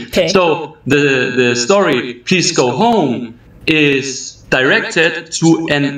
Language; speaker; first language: English; early bilingual, other home language; German